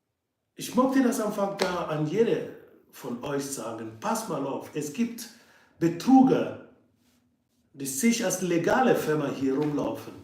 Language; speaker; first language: German; non-native, fluent; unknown